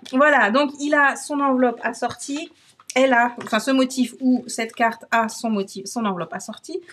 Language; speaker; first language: French; native; French